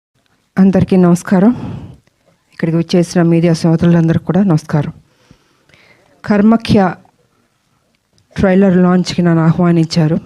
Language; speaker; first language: Telugu; native; Telugu